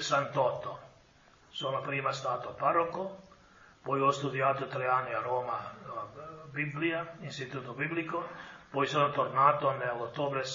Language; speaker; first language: Italian; non-native, fluent; Croatian